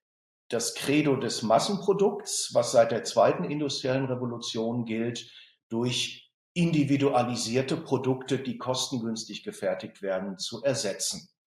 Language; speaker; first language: German; native; German